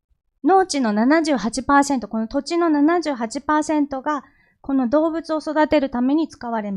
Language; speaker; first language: Japanese; non-native, fluent; Korean